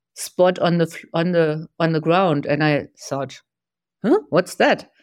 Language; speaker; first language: English; non-native, fluent; German